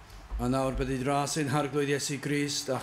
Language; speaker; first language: Welsh; native; Welsh